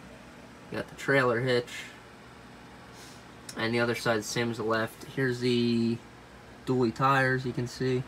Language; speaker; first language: English; native; English